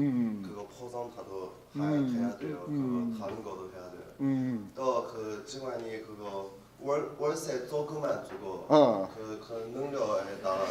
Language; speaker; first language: Korean; non-native, learner; Chinese